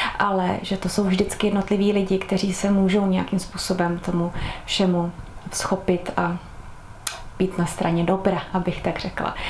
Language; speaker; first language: Czech; native; Czech